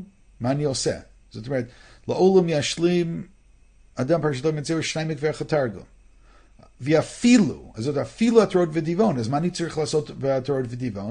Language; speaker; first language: Hebrew; non-native, fluent; English